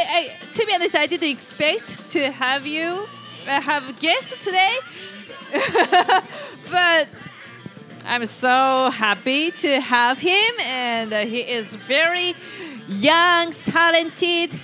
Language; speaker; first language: English; non-native, fluent; Japanese